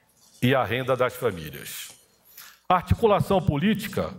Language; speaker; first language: Portuguese; native; Portuguese